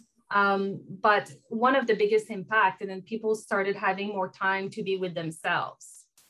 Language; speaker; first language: English; non-native, fluent; French